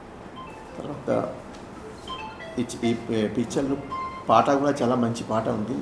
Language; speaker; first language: Telugu; non-native, local second language; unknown